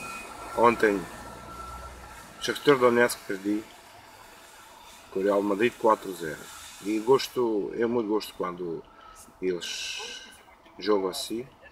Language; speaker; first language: Portuguese; non-native, learner; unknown